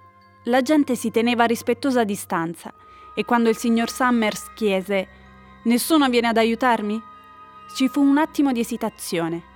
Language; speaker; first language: Italian; native; Italian